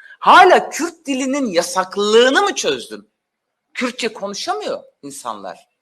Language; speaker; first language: Turkish; non-native, local second language; Kurdish